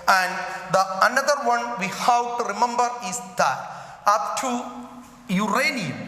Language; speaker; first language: English; non-native, local second language; Malayalam